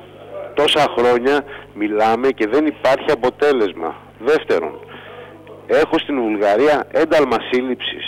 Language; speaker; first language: Greek; non-native, fluent; Bulgarian